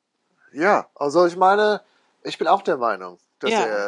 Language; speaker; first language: German; non-native, fluent; English